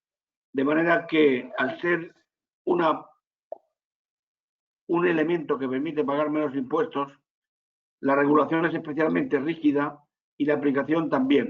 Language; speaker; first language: Spanish; native; Spanish